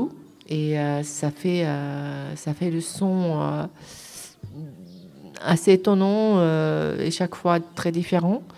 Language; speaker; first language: French; non-native, fluent; Japanese